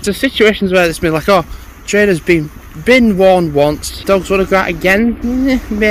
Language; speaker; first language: English; native; English